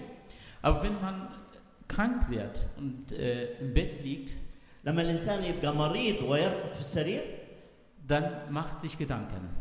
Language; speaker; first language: German; non-native, fluent; Arabic